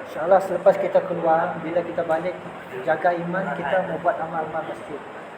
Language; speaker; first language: Malay; native; Malay